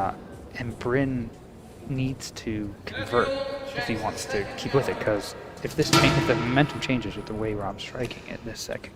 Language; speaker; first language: English; native; English